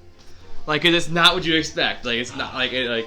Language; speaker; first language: English; native; English